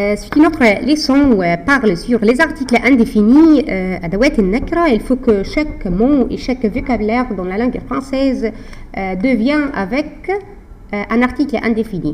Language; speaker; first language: French; non-native, fluent; Arabic